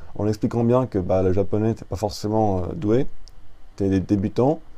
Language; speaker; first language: French; native; French